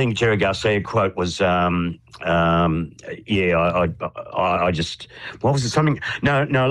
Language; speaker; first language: English; native; English